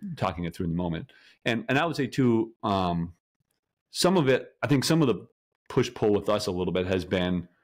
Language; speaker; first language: English; native; English